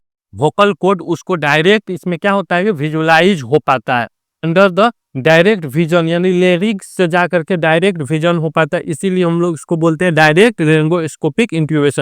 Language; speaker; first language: Hindi; native; Hindi